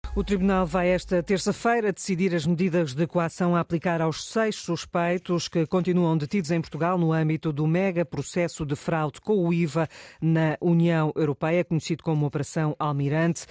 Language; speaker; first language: Portuguese; native; Portuguese